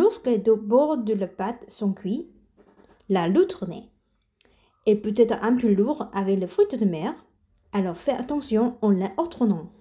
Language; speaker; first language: French; non-native, learner; Korean